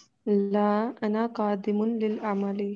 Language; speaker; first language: Arabic; non-native, learner; Urdu